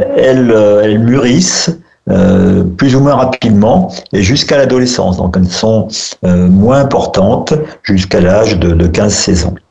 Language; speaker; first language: French; native; French